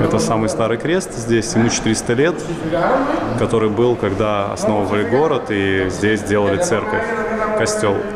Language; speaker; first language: Russian; native; Russian